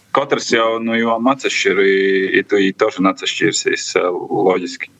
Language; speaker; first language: Latvian; native; Latvian